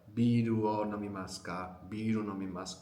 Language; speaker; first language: Japanese; non-native, fluent; English